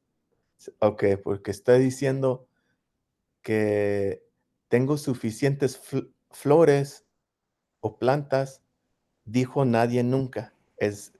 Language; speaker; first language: Spanish; early bilingual, heritage; English